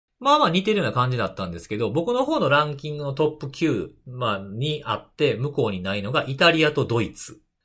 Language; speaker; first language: Japanese; native; Japanese